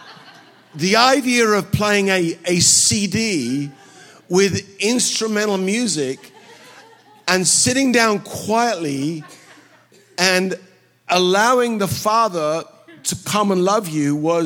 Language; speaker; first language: English; native; English